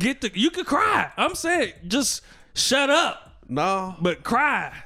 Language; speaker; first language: English; native; English